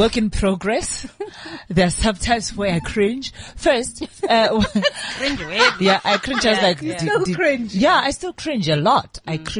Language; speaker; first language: English; non-native, local second language; Northern Sotho